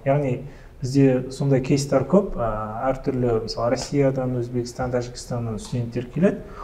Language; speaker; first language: Kazakh; early bilingual, other home language; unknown